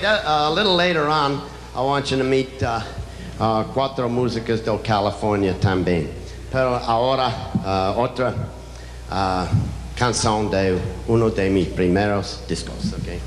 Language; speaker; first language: Spanish; non-native, learner; English